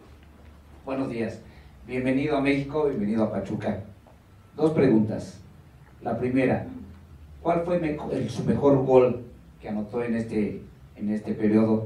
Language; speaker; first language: Spanish; native; Spanish